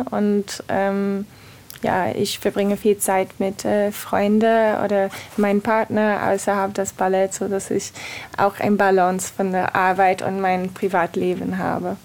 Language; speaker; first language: German; non-native, fluent; English